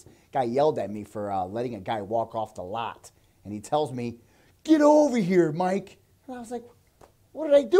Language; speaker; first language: English; native; English